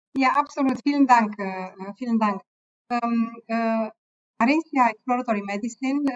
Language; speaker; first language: German; non-native, fluent; Romanian